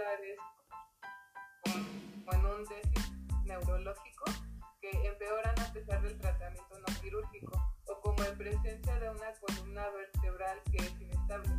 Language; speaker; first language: Spanish; native; Spanish